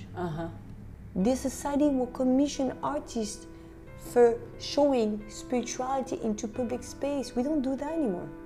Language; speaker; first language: English; non-native, fluent; French